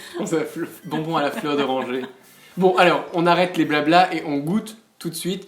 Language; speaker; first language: French; native; French